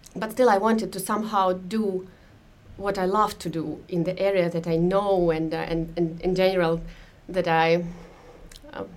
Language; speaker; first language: English; non-native, fluent; Russian